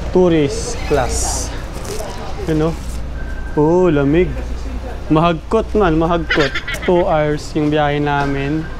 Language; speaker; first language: Filipino; native; Filipino